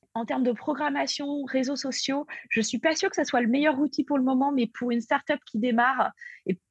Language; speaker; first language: French; native; French